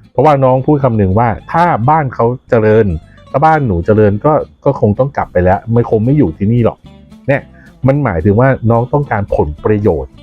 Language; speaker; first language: Thai; native; Thai